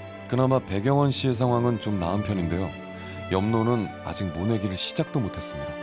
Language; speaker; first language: Korean; native; Korean